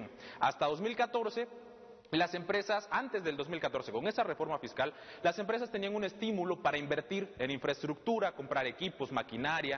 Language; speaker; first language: Spanish; native; Spanish